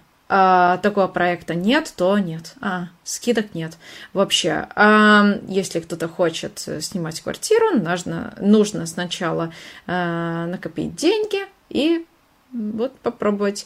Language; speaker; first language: Russian; non-native, fluent; Hungarian